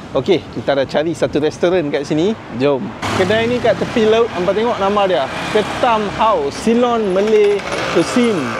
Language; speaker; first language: Malay; native; Malay